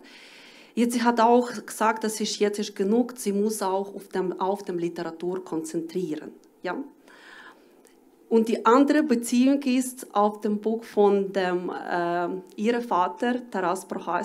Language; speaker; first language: German; non-native, learner; Ukrainian